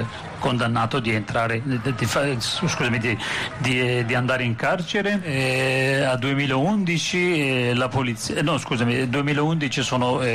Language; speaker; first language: Italian; non-native, fluent; Turkish